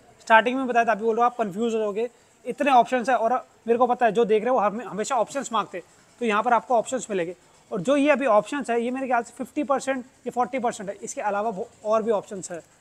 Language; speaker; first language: Hindi; native; Hindi